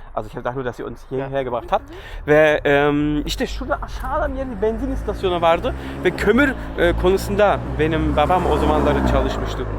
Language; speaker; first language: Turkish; early bilingual, heritage; Turkish